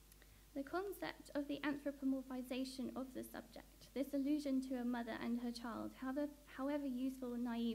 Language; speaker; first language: English; native; English